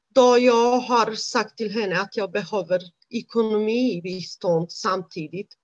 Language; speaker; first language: Swedish; non-native, fluent; Romanian